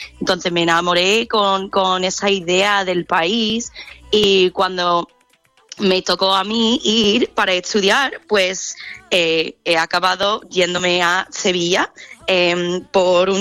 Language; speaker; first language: Spanish; non-native, fluent; English